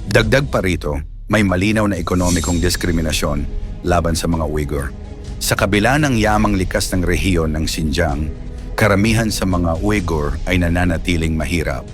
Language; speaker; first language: Filipino; native; Filipino